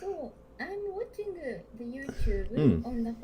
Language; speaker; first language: English; non-native, learner; Japanese